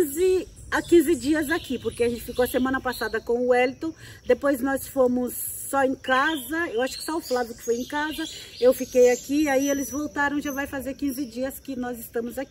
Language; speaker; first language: Portuguese; native; Portuguese